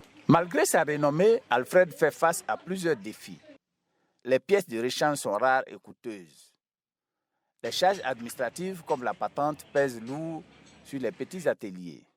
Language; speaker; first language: French; native; French